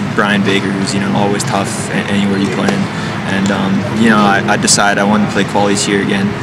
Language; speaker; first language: English; native; English